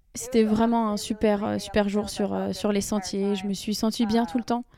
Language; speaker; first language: French; non-native, fluent; English